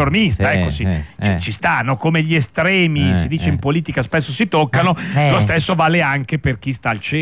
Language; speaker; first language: Italian; native; Italian